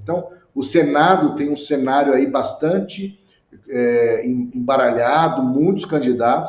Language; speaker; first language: Portuguese; native; Portuguese